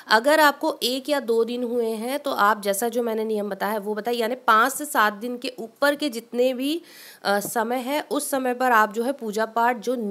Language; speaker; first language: Hindi; native; Hindi